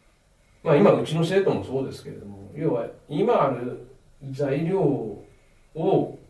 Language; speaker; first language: Japanese; native; Japanese